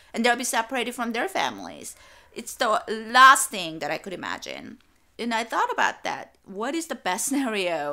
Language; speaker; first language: English; non-native, fluent; Korean